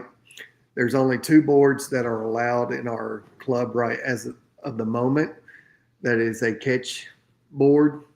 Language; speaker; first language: English; native; English